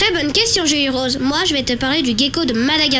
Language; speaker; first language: French; native; French